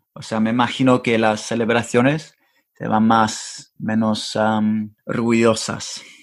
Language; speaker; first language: Spanish; non-native, fluent; English